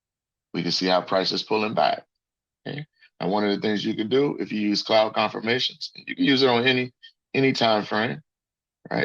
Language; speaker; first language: English; native; English